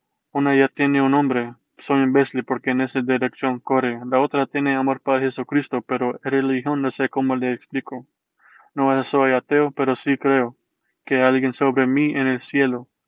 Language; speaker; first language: Spanish; early bilingual, heritage; Spanish